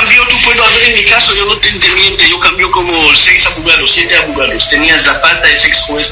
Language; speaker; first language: Spanish; non-native, learner; Hebrew